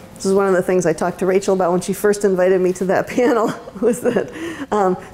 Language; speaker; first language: English; native; English